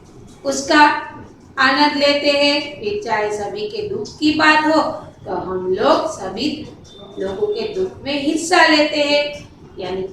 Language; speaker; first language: Hindi; non-native, local second language; Gujarati